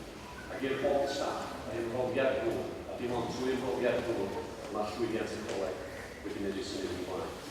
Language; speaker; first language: Welsh; native; Welsh